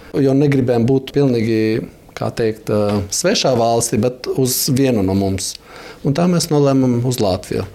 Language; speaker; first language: Latvian; non-native, fluent; Albanian